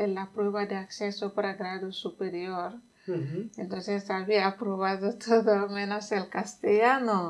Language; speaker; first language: Spanish; non-native, fluent; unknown